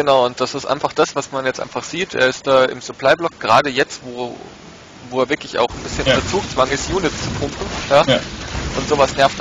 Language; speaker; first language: German; native; German